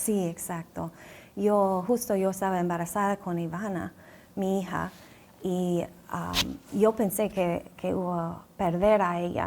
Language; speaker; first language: Spanish; non-native, fluent; English